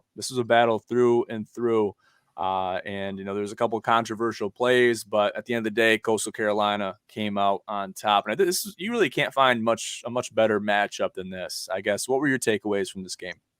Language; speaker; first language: English; native; English